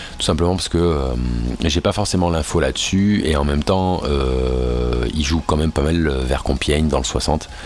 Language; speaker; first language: French; native; French